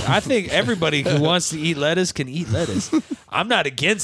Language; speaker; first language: English; native; English